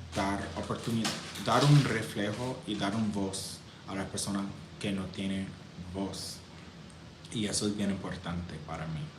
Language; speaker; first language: Spanish; non-native, fluent; English